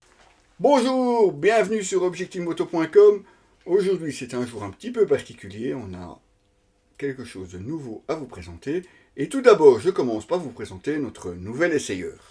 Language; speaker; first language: French; native; French